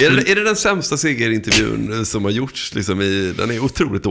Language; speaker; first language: Swedish; native; Swedish